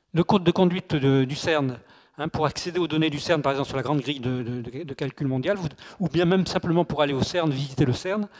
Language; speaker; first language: French; native; French